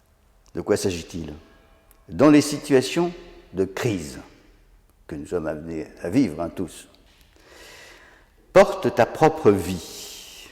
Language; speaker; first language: French; native; French